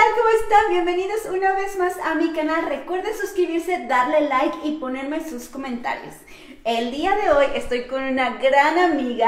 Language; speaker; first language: Spanish; native; Spanish